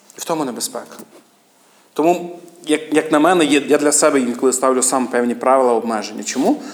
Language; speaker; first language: Ukrainian; native; Ukrainian